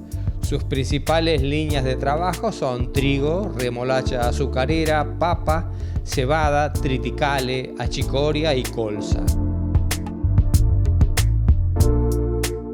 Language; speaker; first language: Spanish; native; Spanish